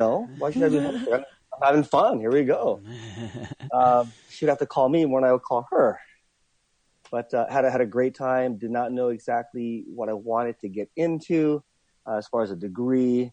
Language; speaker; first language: English; native; English